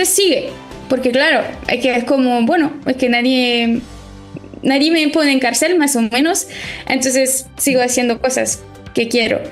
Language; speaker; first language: Spanish; non-native, fluent; French